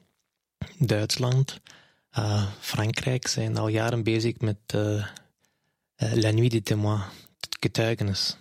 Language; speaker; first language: Dutch; non-native, fluent; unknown